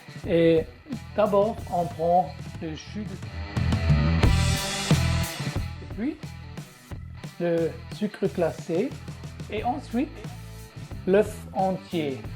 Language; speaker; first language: French; non-native, learner; German